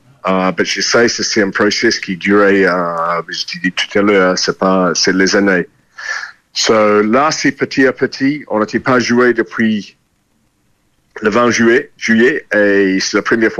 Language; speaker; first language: French; non-native, fluent; English